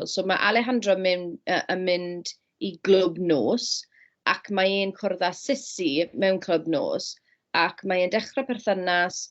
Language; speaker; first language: Welsh; non-native, fluent; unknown